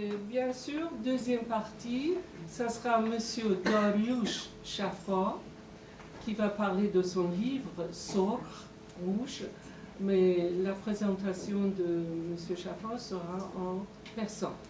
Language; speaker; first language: French; non-native, fluent; Persian